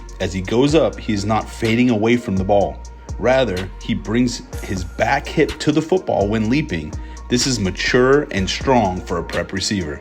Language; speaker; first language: English; native; English